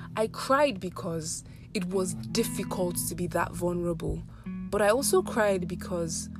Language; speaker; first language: English; non-native, local second language; Yoruba